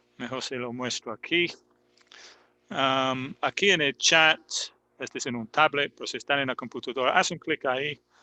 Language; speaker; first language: Spanish; non-native, fluent; English